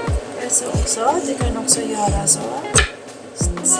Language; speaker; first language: Swedish; non-native, learner; Filipino